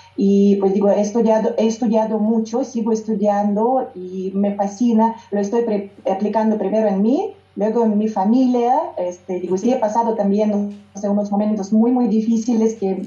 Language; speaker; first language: Spanish; non-native, fluent; Russian